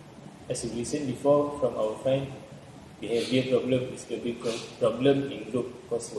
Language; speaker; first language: English; non-native, learner; Malay